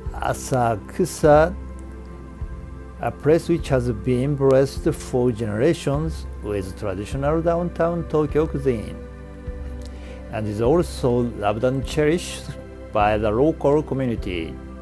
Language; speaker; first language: English; non-native, learner; Japanese